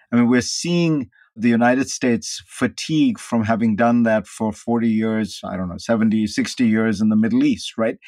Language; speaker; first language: English; non-native, local second language; Hindi